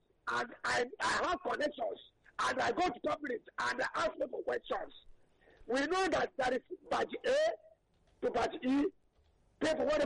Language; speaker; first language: English; non-native, local second language; Yoruba